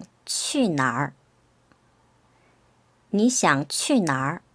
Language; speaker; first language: Chinese; non-native, fluent; Korean